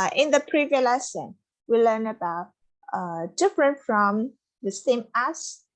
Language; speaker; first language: English; non-native, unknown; Vietnamese